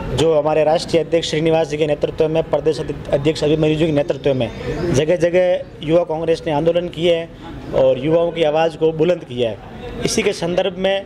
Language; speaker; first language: Hindi; native; Hindi